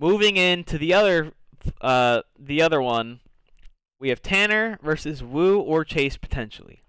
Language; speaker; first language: English; native; English